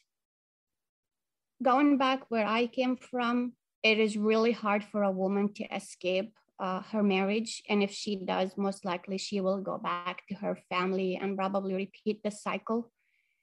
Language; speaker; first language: English; non-native, fluent; Arabic